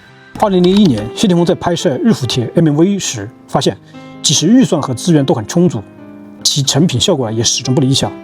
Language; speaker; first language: Chinese; native; Chinese